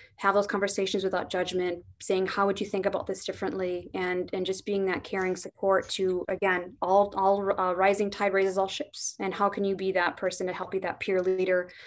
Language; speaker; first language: English; native; English